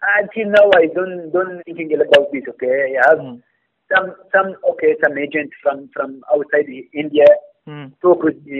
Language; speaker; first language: English; non-native, learner; Arabic